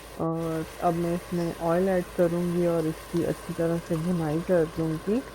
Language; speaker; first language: Urdu; native; Urdu